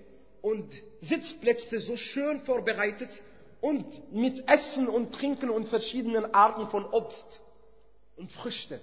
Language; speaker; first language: German; non-native, fluent; Arabic